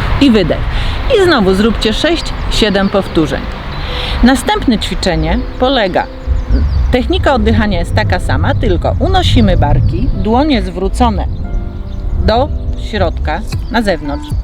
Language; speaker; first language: Polish; native; Polish